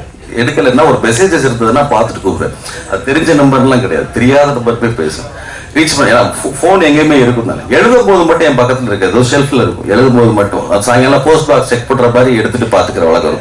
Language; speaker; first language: Tamil; native; Tamil